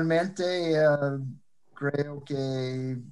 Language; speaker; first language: Spanish; non-native, fluent; English